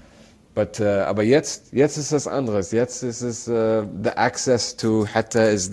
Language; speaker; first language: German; non-native, learner; Arabic